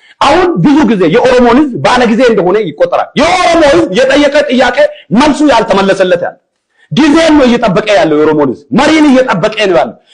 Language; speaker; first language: Amharic; non-native, local second language; Oromo